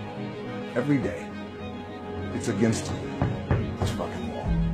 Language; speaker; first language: English; native; English